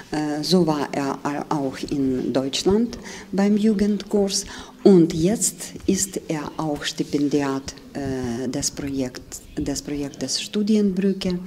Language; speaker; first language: German; non-native, fluent; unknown